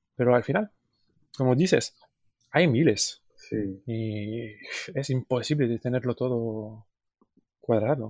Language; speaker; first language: Spanish; non-native, fluent; French